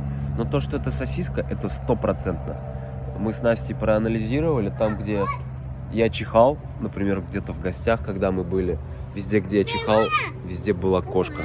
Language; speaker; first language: Russian; native; Russian